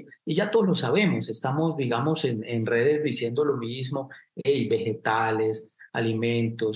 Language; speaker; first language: Spanish; native; Spanish